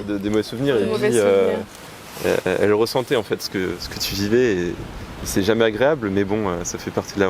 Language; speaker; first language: French; native; French